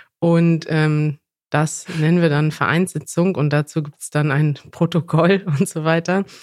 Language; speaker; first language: German; native; German